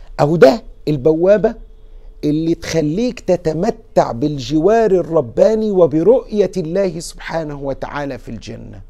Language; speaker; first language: Arabic; native; Arabic